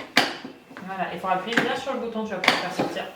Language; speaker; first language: French; native; French